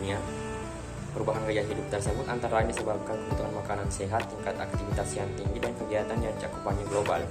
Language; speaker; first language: Indonesian; native; Indonesian